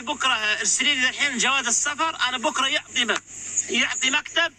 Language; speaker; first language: Arabic; native; Arabic